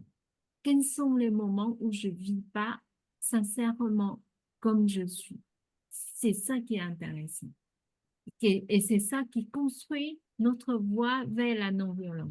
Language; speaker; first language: French; non-native, fluent; Vietnamese